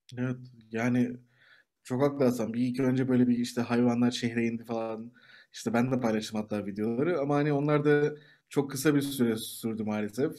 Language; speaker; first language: Turkish; native; Turkish